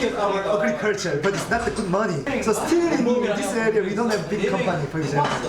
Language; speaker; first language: English; non-native, fluent; Korean